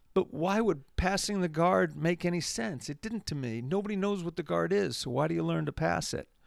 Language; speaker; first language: English; native; English